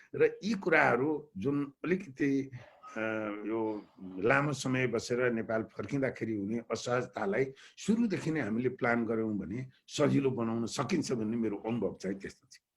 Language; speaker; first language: Nepali; native; Nepali